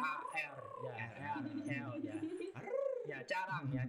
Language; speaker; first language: Indonesian; non-native, learner; Thai